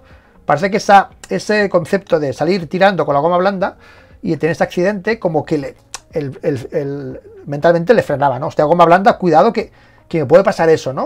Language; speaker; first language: Spanish; native; Spanish